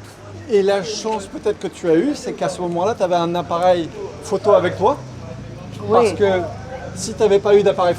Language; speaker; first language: French; native; French